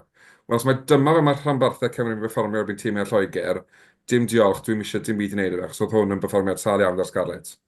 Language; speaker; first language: Welsh; native; Welsh